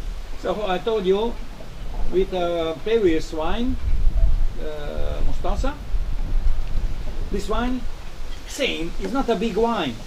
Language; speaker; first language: English; non-native, learner; Romanian